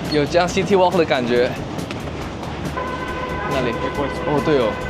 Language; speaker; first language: Chinese; non-native, fluent; Indonesian